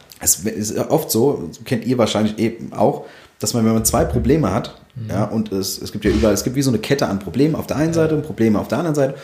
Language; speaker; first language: German; early bilingual, other home language; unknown